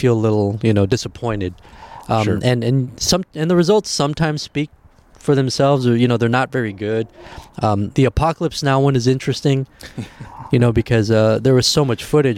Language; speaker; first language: English; early bilingual, other home language; Spanish